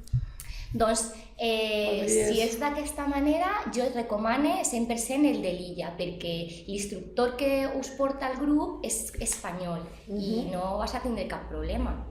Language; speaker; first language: Catalan; non-native, local second language; Spanish